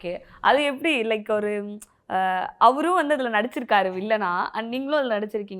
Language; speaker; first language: Tamil; native; Tamil